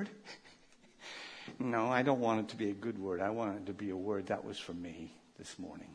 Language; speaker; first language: English; native; English